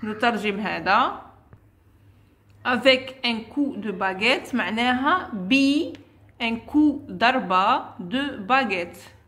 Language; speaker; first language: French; non-native, local second language; Arabic